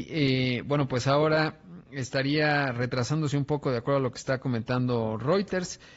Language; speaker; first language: Spanish; native; Spanish